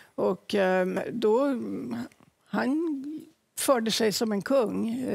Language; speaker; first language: Swedish; native; Swedish